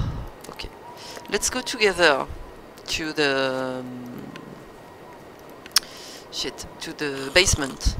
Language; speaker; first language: English; non-native, learner; French